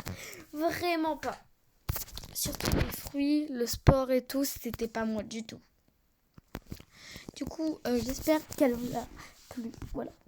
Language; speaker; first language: French; native; French